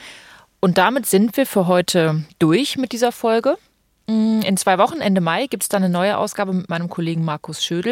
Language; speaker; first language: German; native; German